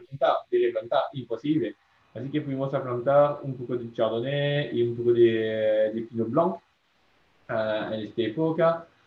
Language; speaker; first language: Spanish; non-native, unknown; French